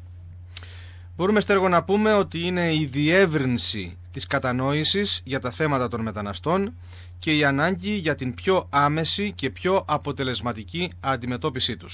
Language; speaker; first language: Greek; native; Greek